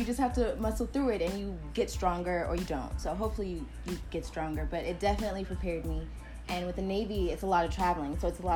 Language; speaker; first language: English; native; English